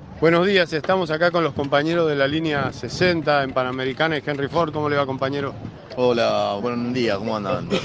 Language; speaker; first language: Spanish; native; Spanish